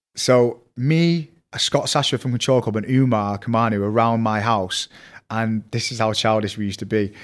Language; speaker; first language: English; native; English